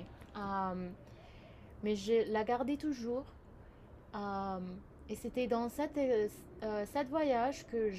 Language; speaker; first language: French; non-native, fluent; Arabic